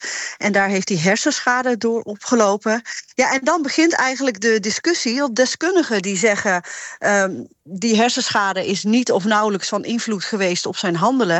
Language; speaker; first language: Dutch; native; Dutch